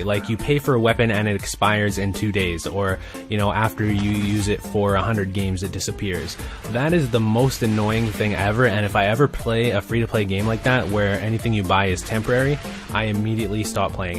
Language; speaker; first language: English; native; English